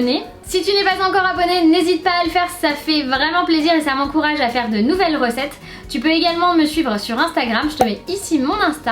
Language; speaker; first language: French; native; French